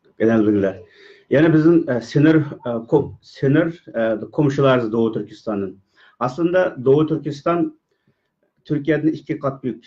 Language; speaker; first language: Turkish; non-native, learner; Uyghur